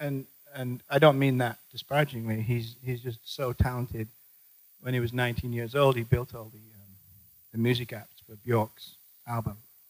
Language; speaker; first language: English; native; English